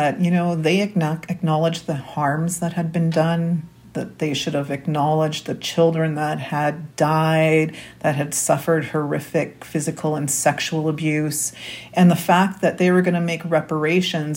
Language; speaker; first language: English; native; English